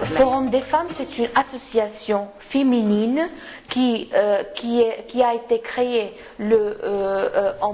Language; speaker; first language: French; non-native, learner; Arabic